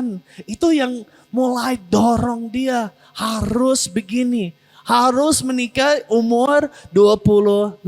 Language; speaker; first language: Indonesian; non-native, learner; English